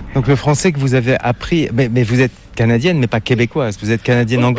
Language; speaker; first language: French; native; French